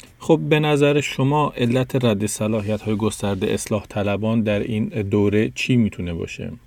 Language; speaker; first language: Persian; native; Persian